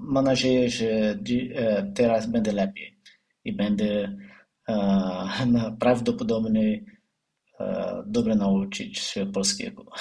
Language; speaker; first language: Polish; non-native, learner; Portuguese